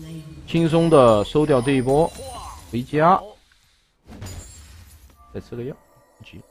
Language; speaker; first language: Chinese; native; Chinese